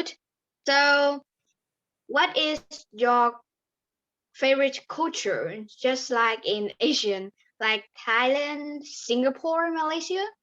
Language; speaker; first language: English; non-native, learner; Vietnamese